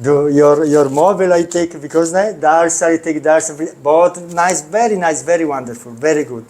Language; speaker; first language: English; non-native, learner; Italian